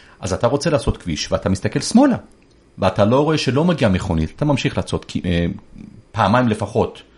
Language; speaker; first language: Hebrew; early bilingual, other home language; Persian